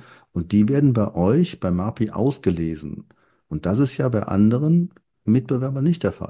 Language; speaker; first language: German; native; German